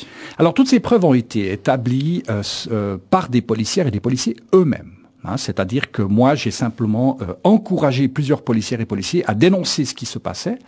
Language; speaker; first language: French; native; French